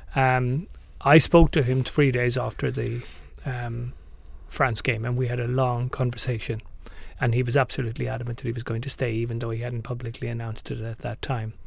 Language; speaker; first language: English; native; English